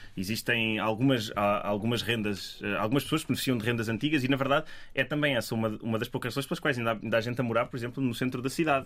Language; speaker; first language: Portuguese; native; Portuguese